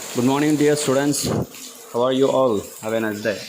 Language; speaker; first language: English; non-native, local second language; Malayalam